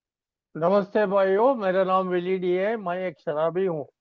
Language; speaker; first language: Hindi; non-native, local second language; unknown